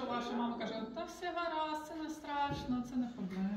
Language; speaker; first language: Ukrainian; native; Ukrainian